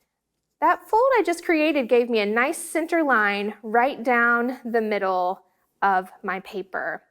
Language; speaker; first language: English; native; English